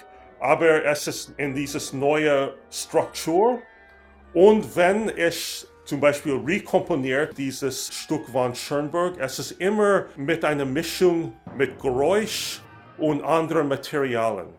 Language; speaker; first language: German; non-native, learner; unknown